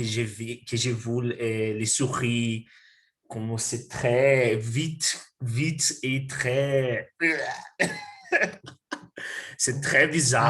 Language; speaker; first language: French; non-native, learner; Portuguese